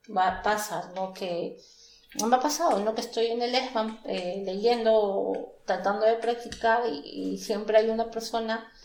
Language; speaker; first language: Spanish; native; Spanish